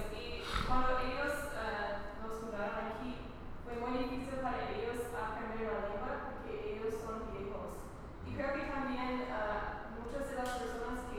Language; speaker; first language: Spanish; non-native, learner; English